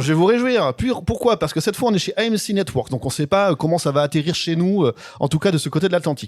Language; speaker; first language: French; native; French